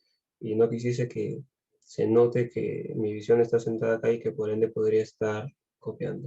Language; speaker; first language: Spanish; native; Spanish